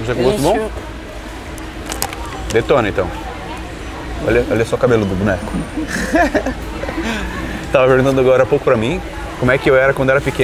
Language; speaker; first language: Portuguese; native; Portuguese